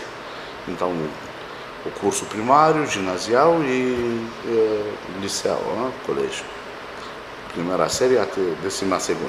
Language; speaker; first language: Portuguese; non-native, fluent; Romanian